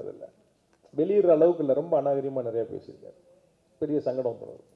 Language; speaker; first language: Tamil; native; Tamil